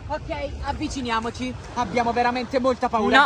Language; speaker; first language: Italian; native; Italian